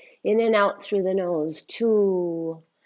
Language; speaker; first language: English; native; English